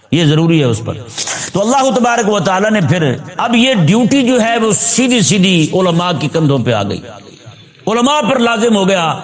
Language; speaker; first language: Urdu; non-native, local second language; Punjabi